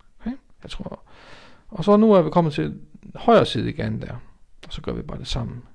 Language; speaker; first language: Danish; non-native, local second language; Faroese